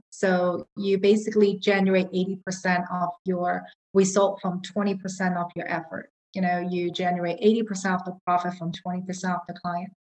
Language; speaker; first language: English; non-native, local second language; Cantonese